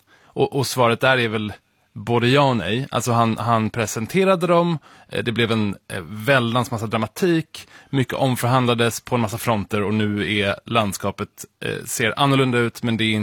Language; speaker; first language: Swedish; native; Swedish